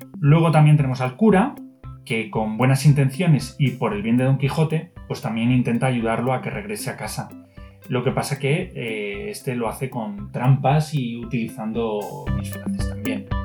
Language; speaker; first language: Spanish; native; Spanish